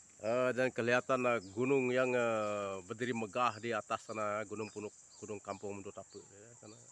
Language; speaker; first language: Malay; non-native, local second language; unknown